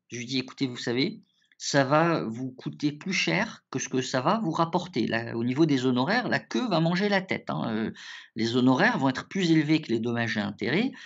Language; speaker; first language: French; early bilingual, other home language; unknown